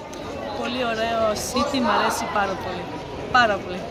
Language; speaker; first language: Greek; non-native, learner; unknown